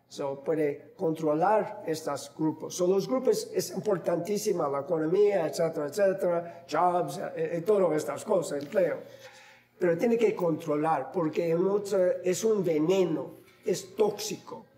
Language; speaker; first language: Spanish; non-native, fluent; English